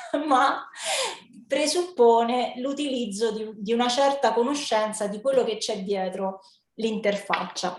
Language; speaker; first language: Italian; native; Italian